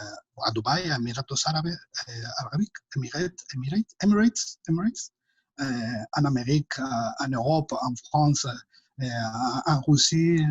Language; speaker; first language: French; non-native, fluent; Spanish